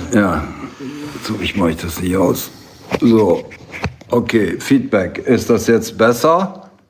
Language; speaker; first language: German; native; German